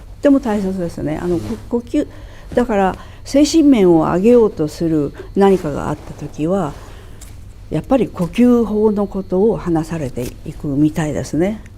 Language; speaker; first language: Japanese; native; Japanese